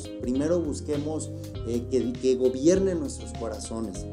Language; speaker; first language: Spanish; native; Spanish